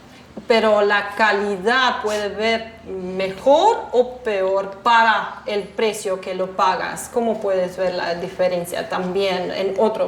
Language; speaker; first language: Spanish; non-native, fluent; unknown